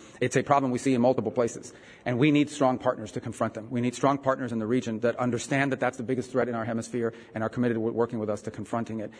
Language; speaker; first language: English; early bilingual, other home language; Spanish